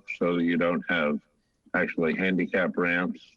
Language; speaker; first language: English; native; English